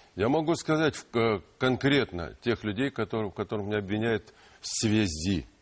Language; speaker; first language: Russian; non-native, local second language; Ukrainian